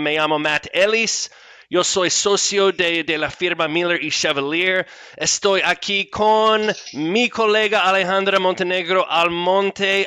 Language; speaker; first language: Spanish; non-native, fluent; English